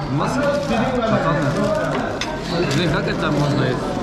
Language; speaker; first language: Russian; non-native, learner; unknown